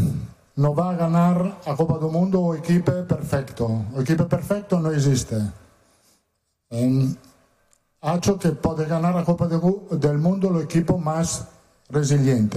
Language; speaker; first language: Portuguese; non-native, fluent; Italian